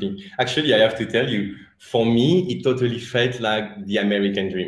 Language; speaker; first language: English; non-native, fluent; French